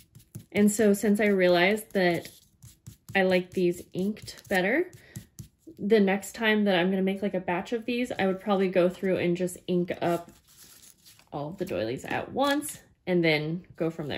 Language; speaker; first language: English; native; English